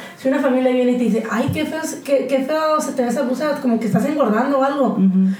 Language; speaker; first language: Spanish; early bilingual, heritage; Spanish